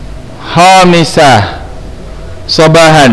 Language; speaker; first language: Arabic; non-native, fluent; Indonesian